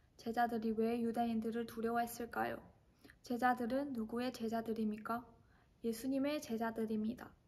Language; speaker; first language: Korean; non-native, fluent; Chinese